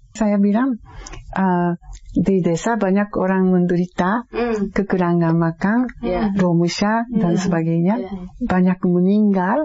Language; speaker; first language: Indonesian; non-native, fluent; Japanese